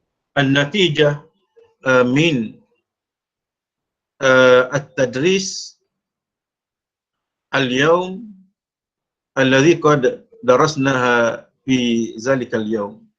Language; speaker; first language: Arabic; non-native, fluent; Malay